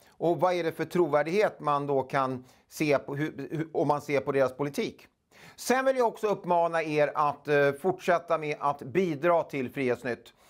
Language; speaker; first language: Swedish; native; Swedish